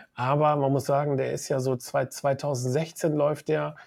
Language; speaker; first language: German; native; German